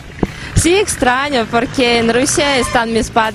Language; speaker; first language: Spanish; non-native, learner; Russian